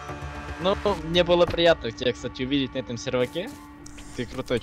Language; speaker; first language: Russian; native; Russian